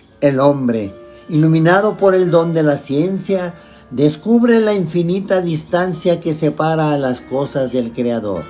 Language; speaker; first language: Spanish; native; Spanish